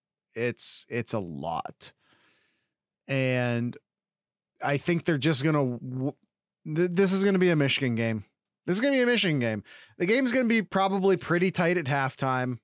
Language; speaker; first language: English; native; English